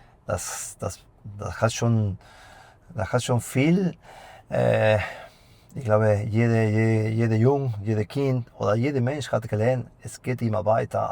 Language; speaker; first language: German; non-native, fluent; Spanish